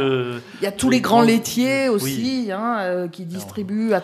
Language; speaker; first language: French; native; French